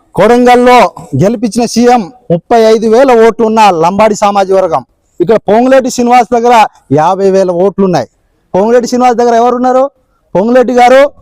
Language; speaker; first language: Telugu; non-native, local second language; Lambadi